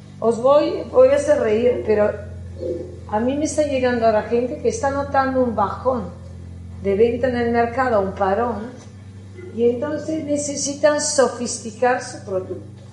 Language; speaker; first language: Spanish; non-native, fluent; Italian